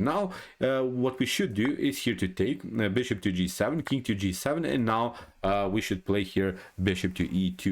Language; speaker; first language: English; non-native, fluent; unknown